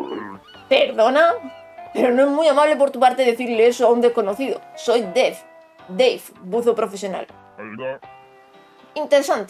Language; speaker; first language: Spanish; native; Spanish